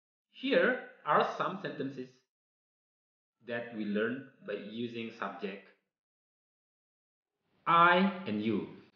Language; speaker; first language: English; non-native, fluent; Indonesian